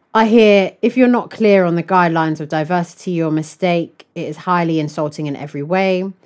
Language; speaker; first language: English; native; English